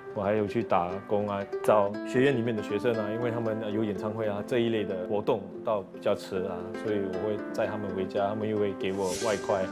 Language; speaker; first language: Chinese; non-native, local second language; English